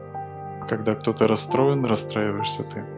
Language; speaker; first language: Russian; native; Russian